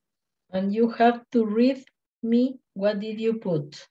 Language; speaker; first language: English; non-native, learner; Spanish